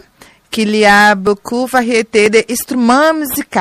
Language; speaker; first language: French; non-native, learner; Portuguese